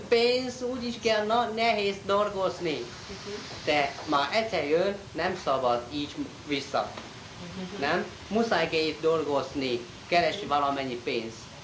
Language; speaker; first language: Hungarian; non-native, learner; Chinese